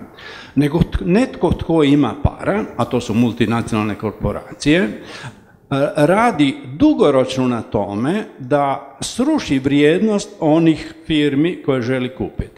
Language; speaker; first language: Croatian; native; Croatian